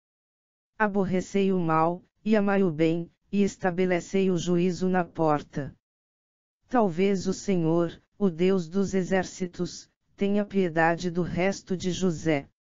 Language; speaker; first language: Portuguese; native; Portuguese